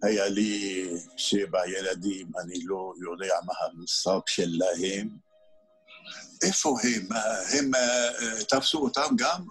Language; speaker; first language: Hebrew; non-native, fluent; Arabic